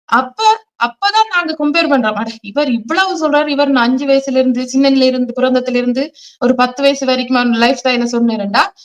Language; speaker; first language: Tamil; early bilingual, heritage; Tamil